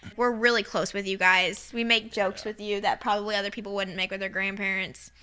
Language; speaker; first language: English; native; English